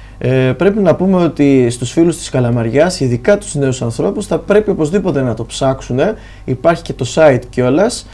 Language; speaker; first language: Greek; native; Greek